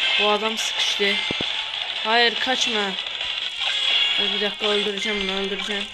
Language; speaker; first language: Turkish; native; Turkish